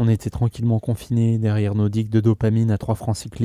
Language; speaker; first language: French; native; French